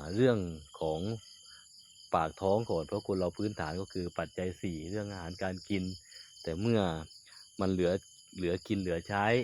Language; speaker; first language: Thai; non-native, local second language; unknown